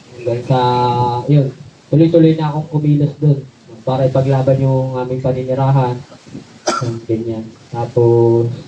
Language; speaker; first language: Filipino; native; Filipino